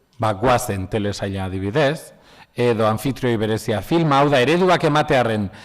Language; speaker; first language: Basque; non-native, local second language; Spanish